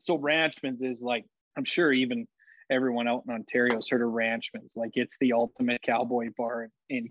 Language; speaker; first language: English; native; English